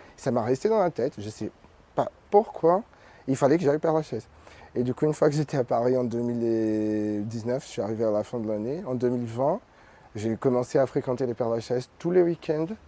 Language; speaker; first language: French; non-native, fluent; Portuguese